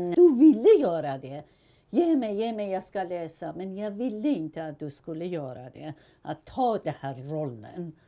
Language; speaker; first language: Swedish; non-native, fluent; Persian